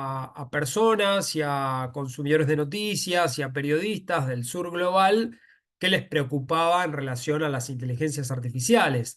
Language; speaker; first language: Spanish; native; Spanish